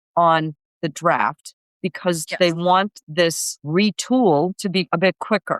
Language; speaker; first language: English; native; English